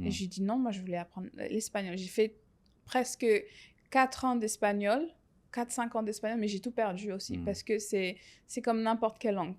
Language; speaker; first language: French; native; French